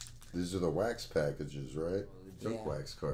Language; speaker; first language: English; native; English